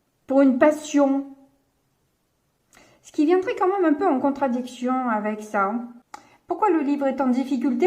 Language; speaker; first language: French; native; French